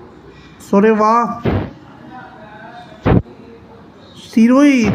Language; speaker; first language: Japanese; non-native, learner; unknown